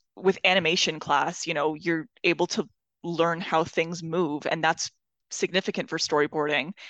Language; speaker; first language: English; non-native, fluent; Persian